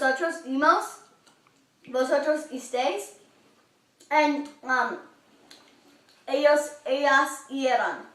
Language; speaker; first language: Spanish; non-native, learner; English